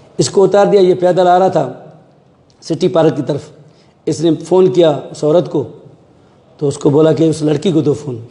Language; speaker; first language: Urdu; non-native, local second language; Sindhi